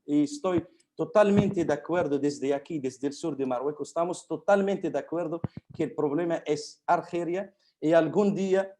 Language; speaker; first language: Spanish; non-native, fluent; Arabic